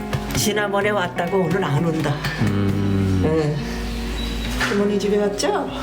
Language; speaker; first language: Korean; native; Korean